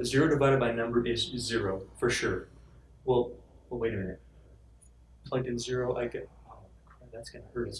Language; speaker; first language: English; native; English